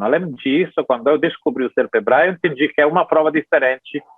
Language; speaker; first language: Portuguese; non-native, fluent; Italian